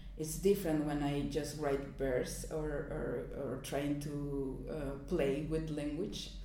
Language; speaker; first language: English; non-native, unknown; Spanish